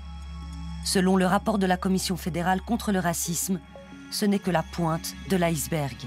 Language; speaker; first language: French; native; French